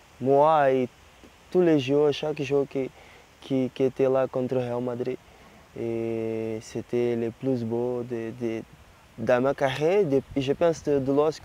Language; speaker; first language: French; non-native, learner; Portuguese